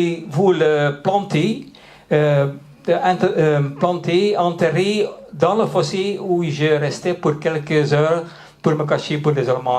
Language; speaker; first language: French; non-native, local second language; Dutch